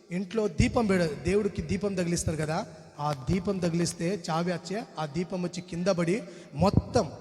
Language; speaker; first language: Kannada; non-native, local second language; Telugu